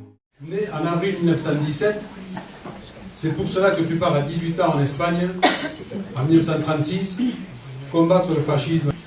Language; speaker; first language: French; native; French